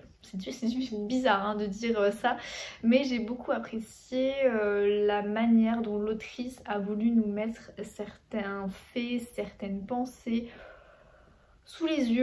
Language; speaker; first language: French; native; French